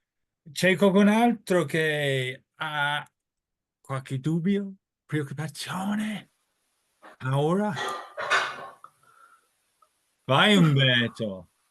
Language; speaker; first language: Italian; non-native, fluent; English